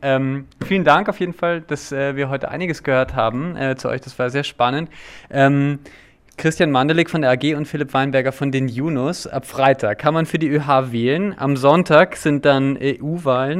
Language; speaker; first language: German; native; German